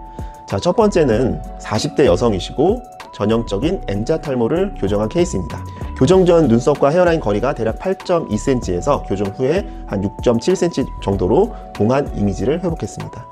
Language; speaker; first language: Korean; native; Korean